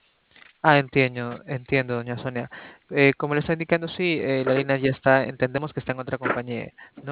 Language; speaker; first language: Spanish; native; Spanish